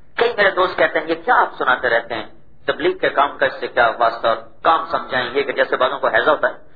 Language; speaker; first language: Urdu; non-native, local second language; Punjabi